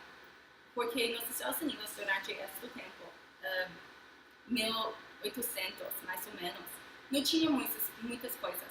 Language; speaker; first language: Portuguese; non-native, fluent; English